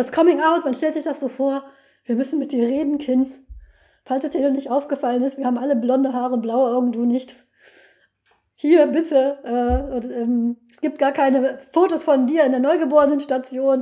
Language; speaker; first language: German; native; German